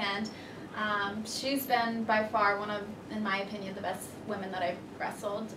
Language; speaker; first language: English; native; English